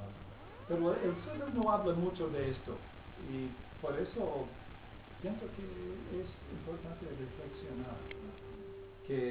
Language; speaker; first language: Spanish; non-native, fluent; English